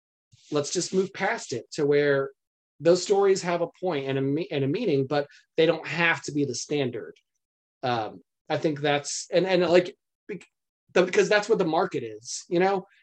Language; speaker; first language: English; native; English